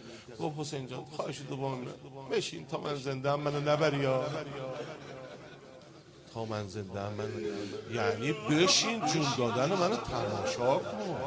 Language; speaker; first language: Persian; native; Persian